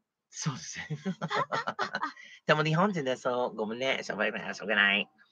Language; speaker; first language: Japanese; non-native, learner; English